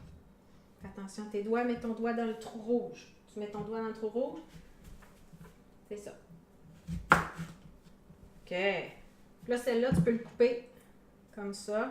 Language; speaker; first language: French; native; French